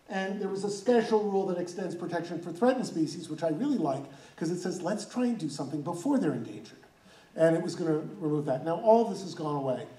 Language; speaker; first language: English; native; English